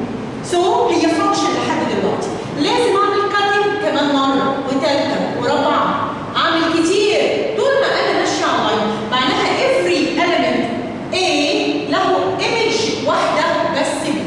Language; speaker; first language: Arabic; native; Arabic